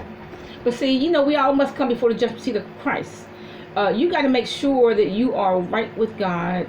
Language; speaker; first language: English; native; English